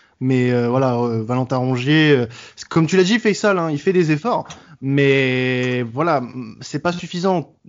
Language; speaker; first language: French; native; French